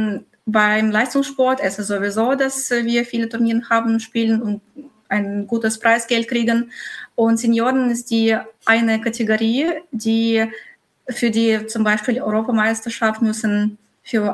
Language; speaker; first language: German; non-native, fluent; Russian